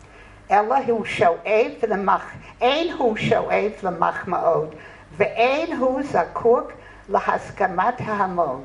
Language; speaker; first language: Hebrew; non-native, fluent; English